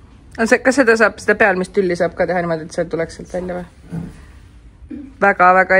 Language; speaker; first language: Estonian; native; Estonian